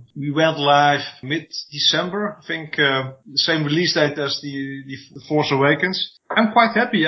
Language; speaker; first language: English; non-native, fluent; Dutch